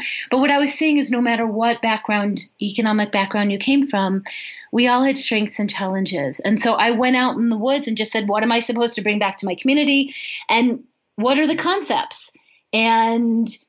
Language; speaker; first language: English; native; English